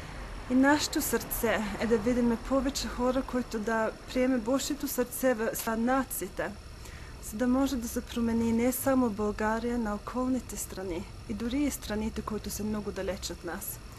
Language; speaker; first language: Bulgarian; non-native, fluent; Norwegian